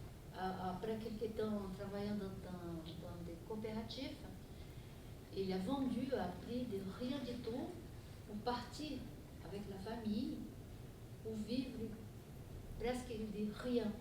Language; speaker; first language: French; non-native, fluent; Portuguese